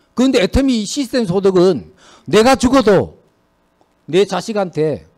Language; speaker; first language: Korean; native; Korean